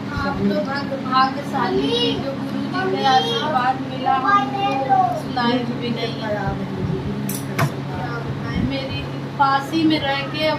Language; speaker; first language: Hindi; native; Hindi